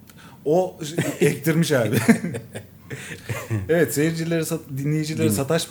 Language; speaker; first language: Turkish; native; Turkish